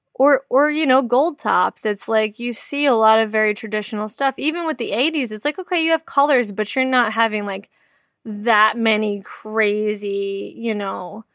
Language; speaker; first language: English; native; English